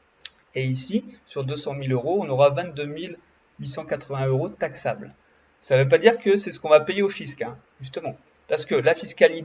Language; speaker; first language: French; native; French